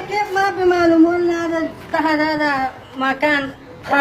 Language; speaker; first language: Arabic; non-native, learner; Pashto